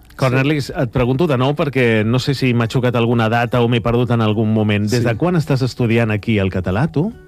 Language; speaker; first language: Catalan; native; Catalan